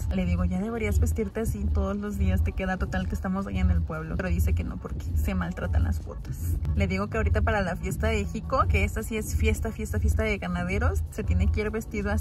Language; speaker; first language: Spanish; native; Spanish